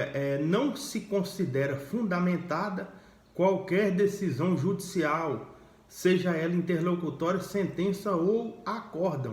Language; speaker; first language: Portuguese; native; Portuguese